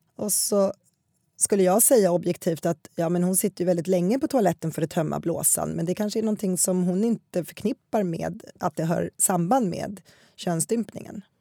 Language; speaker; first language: Swedish; native; Swedish